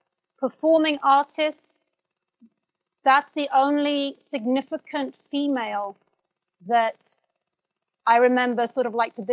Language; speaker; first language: English; native; English